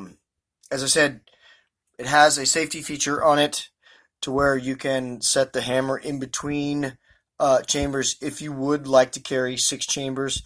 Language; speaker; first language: English; native; English